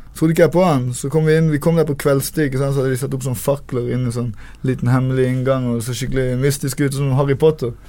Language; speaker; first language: Norwegian; native; Norwegian